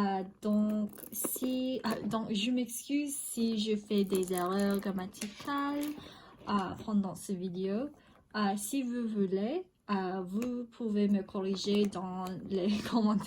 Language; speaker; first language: French; non-native, learner; English